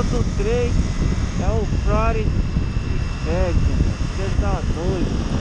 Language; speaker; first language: Portuguese; native; Portuguese